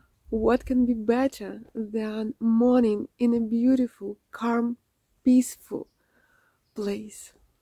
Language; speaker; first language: English; non-native, fluent; Russian